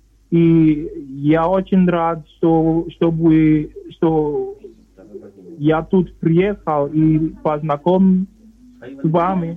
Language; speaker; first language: Russian; non-native, learner; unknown